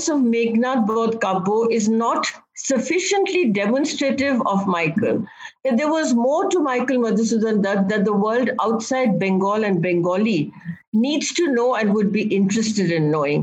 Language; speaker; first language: English; non-native, local second language; Bangla